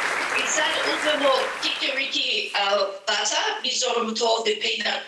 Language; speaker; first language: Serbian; early bilingual, heritage; Serbian